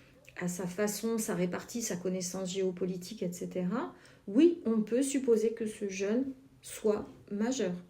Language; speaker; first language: French; native; French